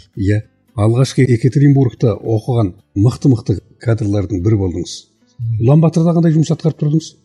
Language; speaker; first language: Kazakh; native; Kazakh